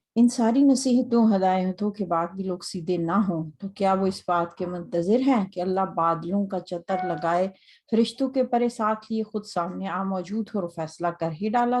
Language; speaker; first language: Urdu; native; Urdu